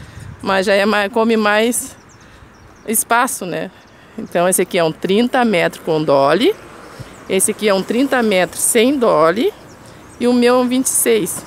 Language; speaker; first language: Portuguese; native; Portuguese